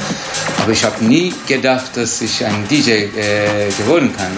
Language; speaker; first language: German; non-native, learner; Turkish